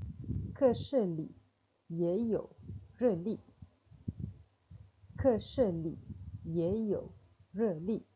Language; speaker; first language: Chinese; non-native, fluent; Malay